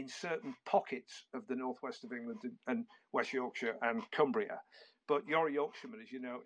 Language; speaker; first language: English; native; English